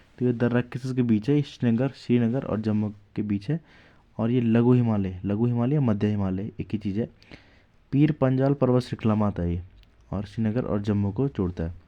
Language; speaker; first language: Hindi; native; Hindi